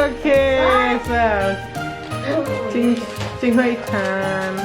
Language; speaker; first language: English; non-native, learner; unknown